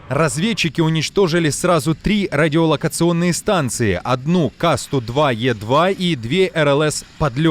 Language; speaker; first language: Russian; native; Russian